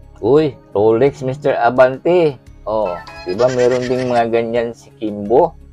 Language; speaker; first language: Filipino; non-native, local second language; Cebuano